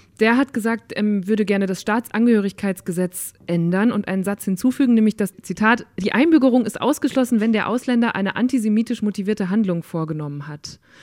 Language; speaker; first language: German; native; German